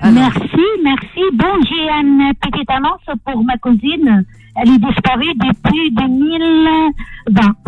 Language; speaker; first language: French; non-native, learner; Arabic